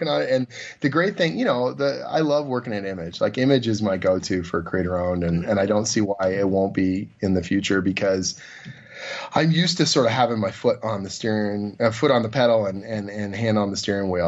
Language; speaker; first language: English; native; English